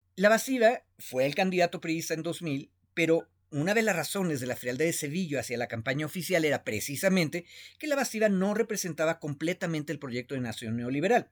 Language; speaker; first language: Spanish; native; Spanish